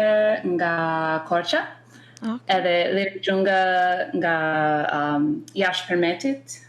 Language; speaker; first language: Albanian; non-native, learner; English